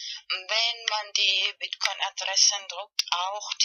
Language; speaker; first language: German; non-native, fluent; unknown